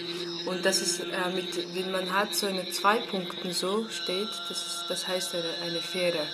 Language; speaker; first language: German; non-native, learner; Mongolian